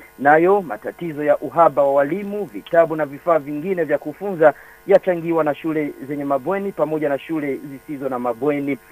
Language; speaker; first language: Swahili; non-native, local second language; Rundi